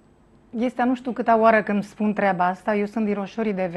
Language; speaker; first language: Romanian; native; Romanian